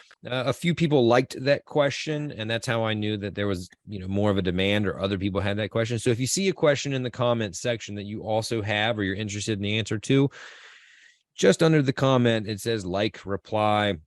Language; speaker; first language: English; native; English